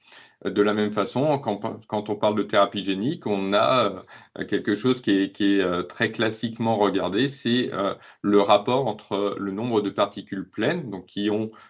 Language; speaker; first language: French; native; French